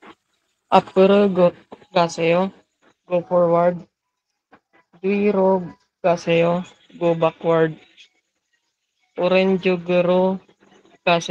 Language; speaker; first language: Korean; non-native, learner; Filipino